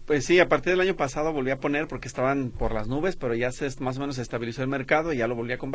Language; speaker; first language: Spanish; native; Spanish